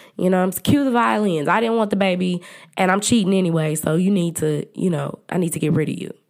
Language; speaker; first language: English; native; English